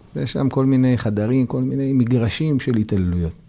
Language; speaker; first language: Hebrew; non-native, fluent; Persian